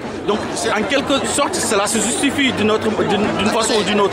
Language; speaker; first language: French; non-native, local second language; Soninke